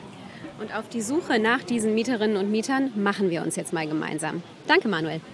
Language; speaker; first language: German; native; German